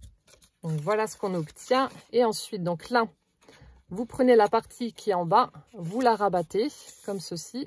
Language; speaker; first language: French; native; French